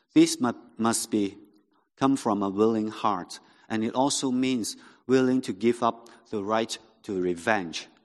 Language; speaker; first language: English; non-native, local second language; Cantonese